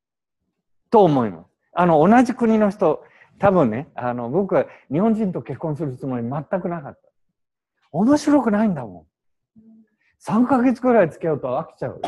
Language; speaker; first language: Japanese; native; Japanese